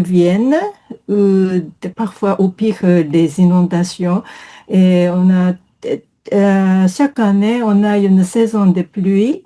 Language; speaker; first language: French; non-native, fluent; Japanese